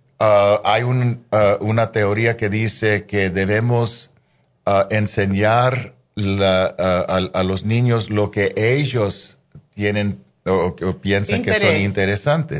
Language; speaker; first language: Spanish; non-native, fluent; English